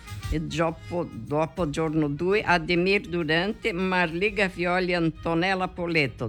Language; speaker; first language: Italian; early bilingual, heritage; Portuguese